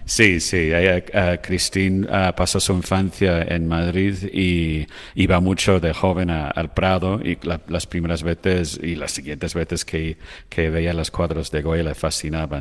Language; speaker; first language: Spanish; non-native, fluent; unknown